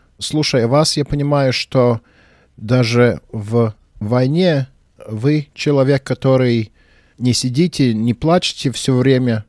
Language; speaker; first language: Russian; non-native, local second language; Latvian